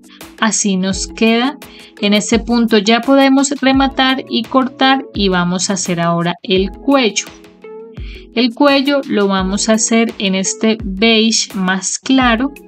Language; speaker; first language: Spanish; native; Spanish